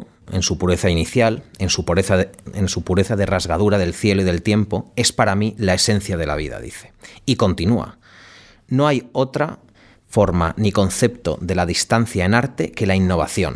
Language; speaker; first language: Spanish; native; Spanish